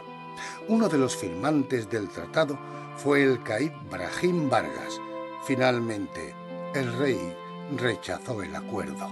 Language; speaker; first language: Spanish; native; Spanish